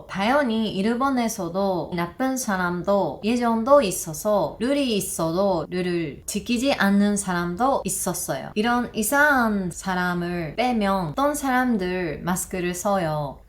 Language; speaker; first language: Korean; non-native, learner; Japanese